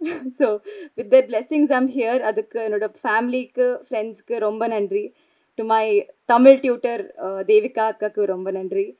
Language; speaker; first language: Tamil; non-native, learner; Telugu